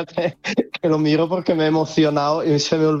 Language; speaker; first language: Spanish; non-native, fluent; Italian